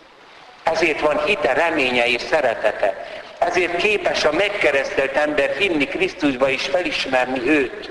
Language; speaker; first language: Hungarian; native; Hungarian